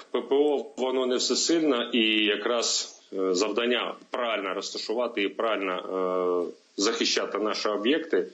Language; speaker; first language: Ukrainian; native; Ukrainian